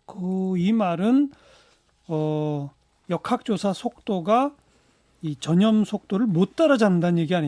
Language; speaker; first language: Korean; native; Korean